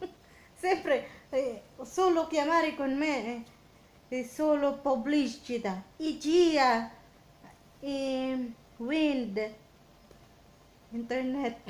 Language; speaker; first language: Italian; non-native, learner; Filipino